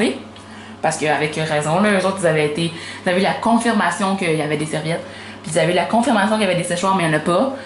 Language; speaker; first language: French; native; French